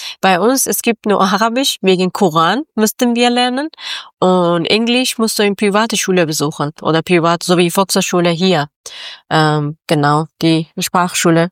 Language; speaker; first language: German; non-native, learner; Persian